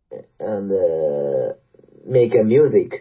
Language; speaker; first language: English; non-native, learner; Japanese